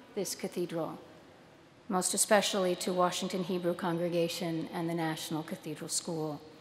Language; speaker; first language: English; native; English